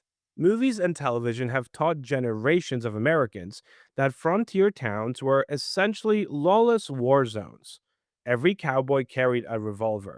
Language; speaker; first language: English; native; English